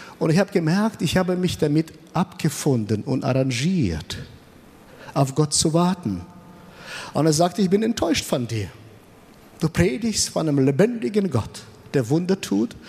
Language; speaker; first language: German; non-native, fluent; Russian